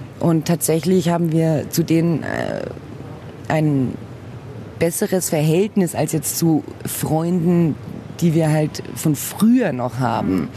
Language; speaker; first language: German; early bilingual, other home language; Portuguese